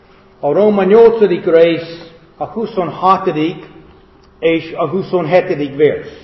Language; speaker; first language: Hungarian; non-native, fluent; English